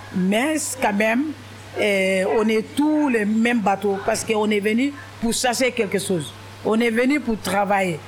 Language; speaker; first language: French; non-native, local second language; Wolof